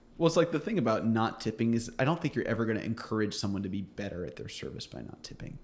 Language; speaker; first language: English; native; English